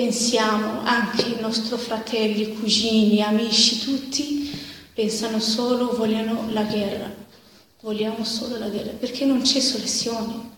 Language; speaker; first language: Italian; non-native, learner; Arabic